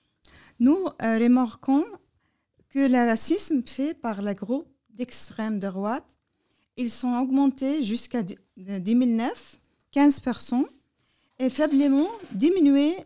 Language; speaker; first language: French; non-native, learner; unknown